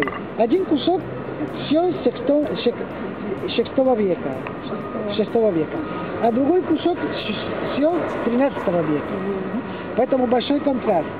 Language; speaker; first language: Russian; non-native, learner; Italian